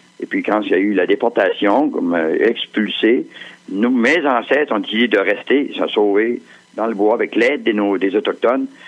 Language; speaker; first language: French; native; French